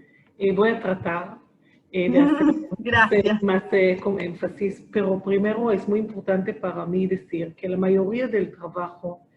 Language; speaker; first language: Spanish; non-native, fluent; Hebrew